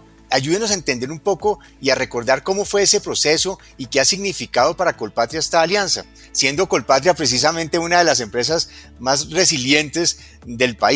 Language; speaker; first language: Spanish; native; Spanish